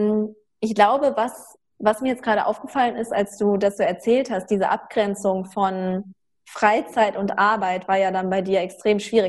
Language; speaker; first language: German; native; German